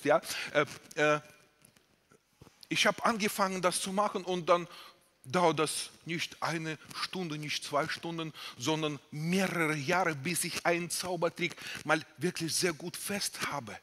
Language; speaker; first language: German; non-native, fluent; Russian